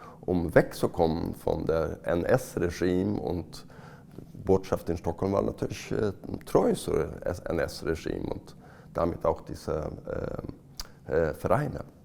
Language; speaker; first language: German; non-native, fluent; Swedish